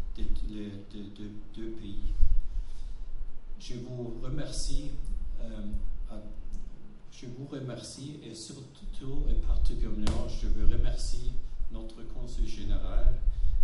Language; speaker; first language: French; non-native, fluent; German